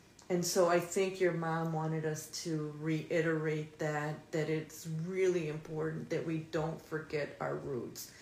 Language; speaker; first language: English; early bilingual, other home language; Spanish